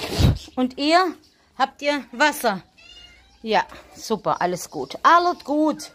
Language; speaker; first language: German; native; German